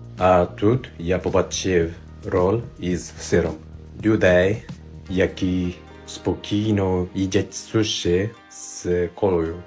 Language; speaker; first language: Ukrainian; non-native, fluent; Japanese